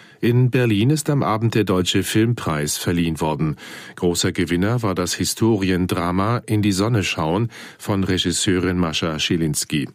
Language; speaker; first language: German; native; German